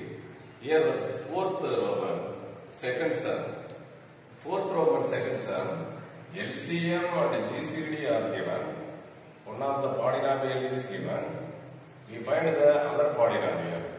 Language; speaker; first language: English; non-native, local second language; Tamil